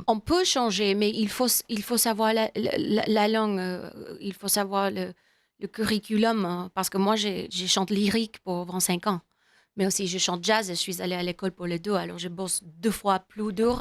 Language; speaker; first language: French; non-native, learner; English